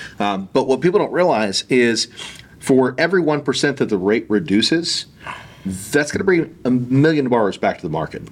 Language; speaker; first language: English; native; English